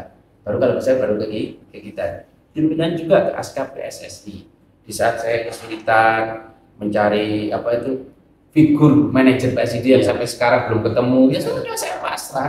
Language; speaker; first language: Indonesian; native; Indonesian